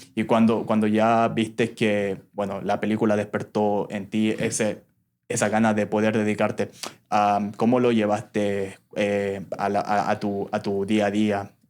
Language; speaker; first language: Spanish; native; Spanish